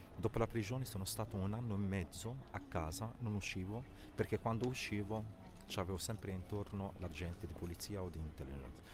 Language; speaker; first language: Italian; non-native, fluent; Arabic